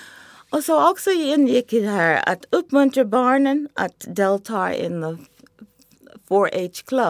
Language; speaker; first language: Swedish; non-native, fluent; English